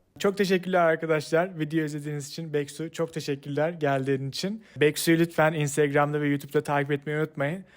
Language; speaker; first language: Turkish; native; Turkish